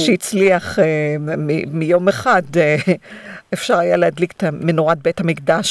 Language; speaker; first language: Hebrew; non-native, fluent; English